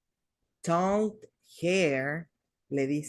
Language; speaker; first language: English; non-native, fluent; Spanish